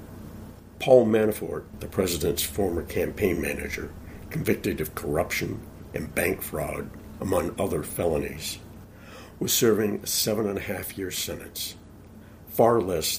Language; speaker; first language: English; native; English